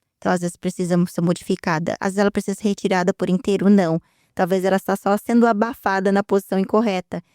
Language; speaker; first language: Portuguese; native; Portuguese